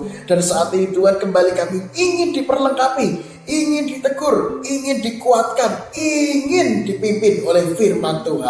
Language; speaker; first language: Indonesian; native; Indonesian